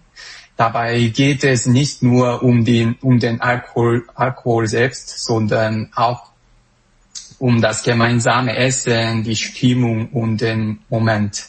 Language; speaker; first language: German; non-native, fluent; Korean